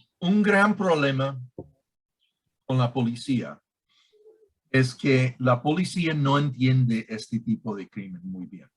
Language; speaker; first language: Spanish; non-native, learner; English